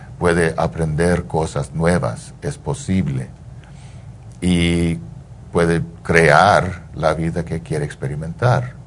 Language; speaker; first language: Spanish; early bilingual, heritage; Spanish